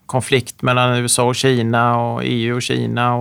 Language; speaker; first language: Swedish; native; Swedish